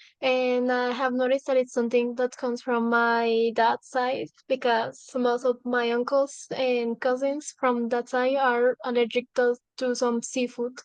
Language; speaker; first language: English; non-native, fluent; Spanish